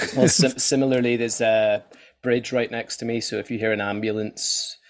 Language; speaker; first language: English; native; English